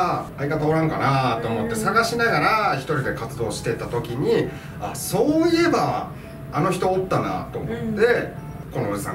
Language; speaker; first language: Japanese; native; Japanese